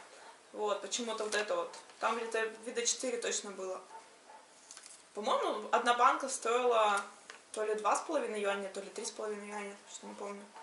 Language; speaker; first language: Russian; native; Russian